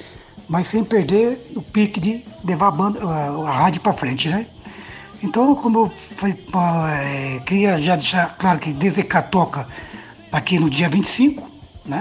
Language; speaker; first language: Portuguese; native; Portuguese